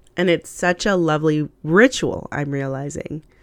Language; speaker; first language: English; early bilingual, other home language; Hindi